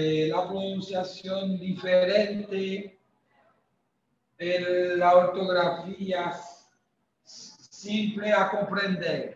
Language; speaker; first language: Spanish; non-native, fluent; French